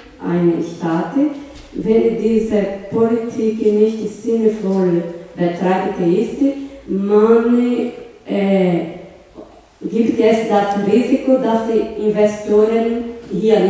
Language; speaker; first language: German; non-native, learner; Portuguese